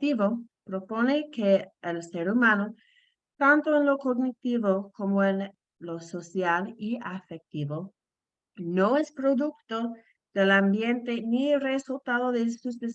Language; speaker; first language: Spanish; non-native, fluent; English